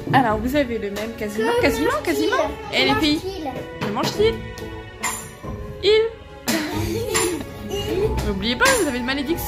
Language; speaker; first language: French; native; French